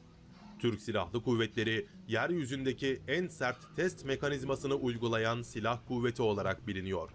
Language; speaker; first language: Turkish; native; Turkish